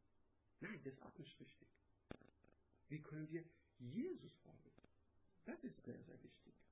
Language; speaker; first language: German; non-native, learner; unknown